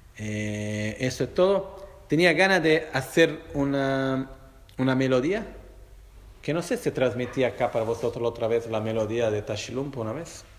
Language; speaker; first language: Spanish; non-native, fluent; Portuguese